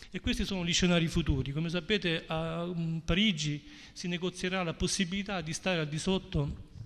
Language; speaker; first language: Italian; native; Italian